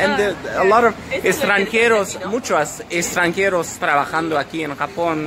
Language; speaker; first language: Spanish; non-native, learner; English